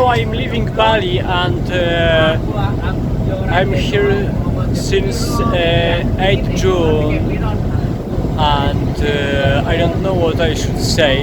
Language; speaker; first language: English; non-native, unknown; Polish